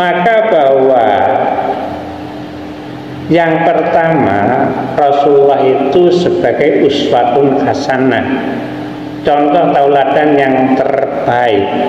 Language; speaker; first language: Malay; non-native, local second language; Javanese